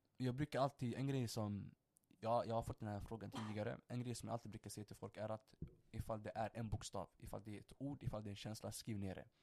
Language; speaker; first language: Swedish; early bilingual, other home language; Somali